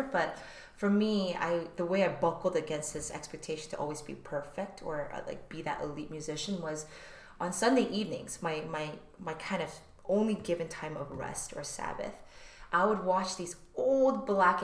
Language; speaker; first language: English; early bilingual, other home language; Korean